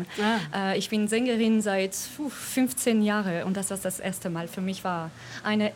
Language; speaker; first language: German; non-native, fluent; French